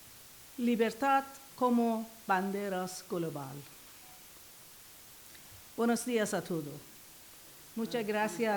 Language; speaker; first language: Spanish; non-native, learner; Persian